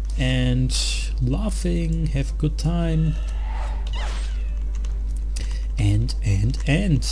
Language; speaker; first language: English; non-native, learner; German